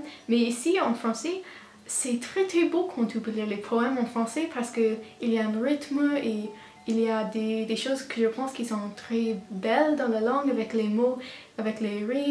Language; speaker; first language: French; non-native, learner; English